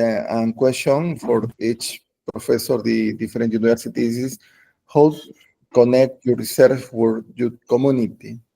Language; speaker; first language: English; non-native, learner; Spanish